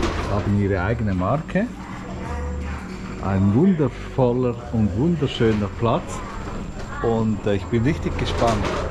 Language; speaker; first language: German; native; German